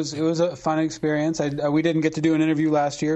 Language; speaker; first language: English; native; English